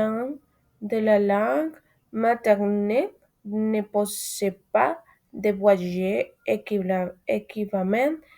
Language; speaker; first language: French; non-native, learner; Spanish